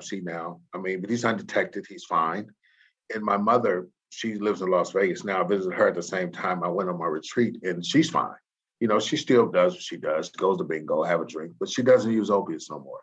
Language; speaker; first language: English; native; English